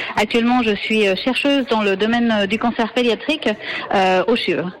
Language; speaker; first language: French; early bilingual, other home language; Spanish